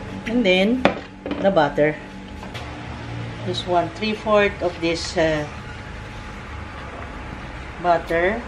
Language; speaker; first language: English; non-native, local second language; Filipino